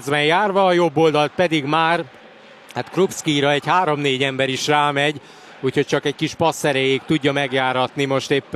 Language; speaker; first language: Hungarian; native; Hungarian